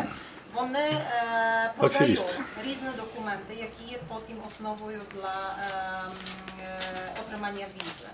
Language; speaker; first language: Ukrainian; non-native, fluent; Polish